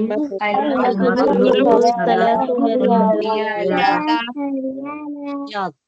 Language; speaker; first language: Arabic; non-native, learner; Tamil